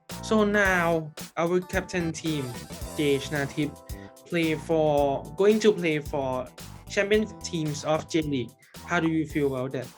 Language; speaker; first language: English; non-native, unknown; Thai